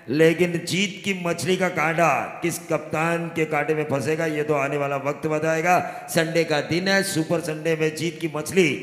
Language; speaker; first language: Hindi; non-native, local second language; Marathi